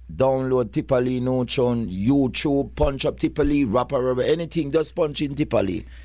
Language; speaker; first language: English; non-native, local second language; Jamaican Creole English